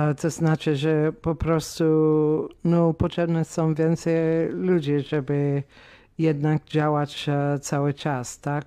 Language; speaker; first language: Polish; non-native, fluent; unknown